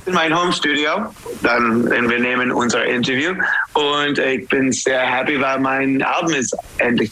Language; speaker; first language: German; non-native, learner; English